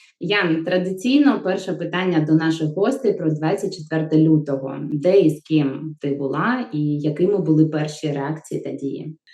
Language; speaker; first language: Ukrainian; native; Ukrainian